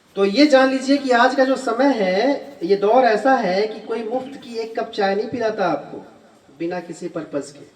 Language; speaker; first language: Hindi; native; Hindi